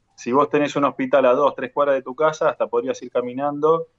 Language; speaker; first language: Spanish; native; Spanish